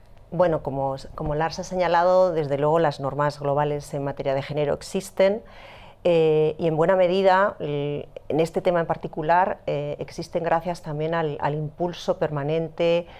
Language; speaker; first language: Spanish; native; Spanish